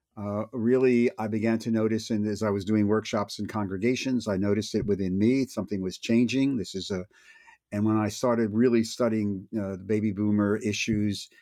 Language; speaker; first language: English; native; English